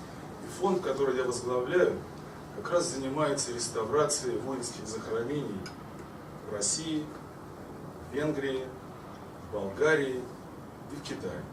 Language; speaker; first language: Russian; native; Russian